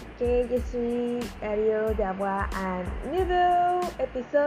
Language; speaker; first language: French; non-native, learner; Spanish